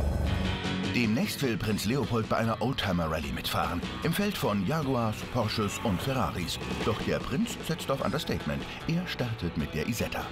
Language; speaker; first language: German; native; German